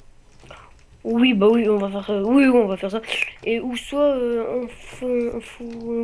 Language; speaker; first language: French; native; French